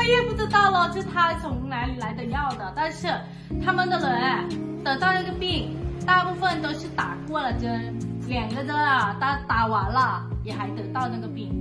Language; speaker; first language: Chinese; non-native, fluent; Thai